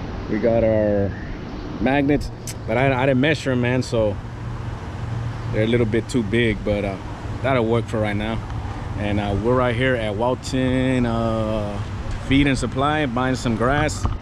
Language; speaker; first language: English; early bilingual, other home language; Spanish